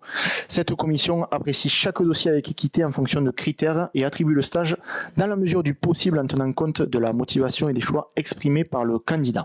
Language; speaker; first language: French; native; French